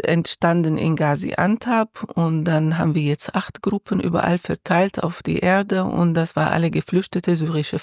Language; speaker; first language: German; non-native, learner; Arabic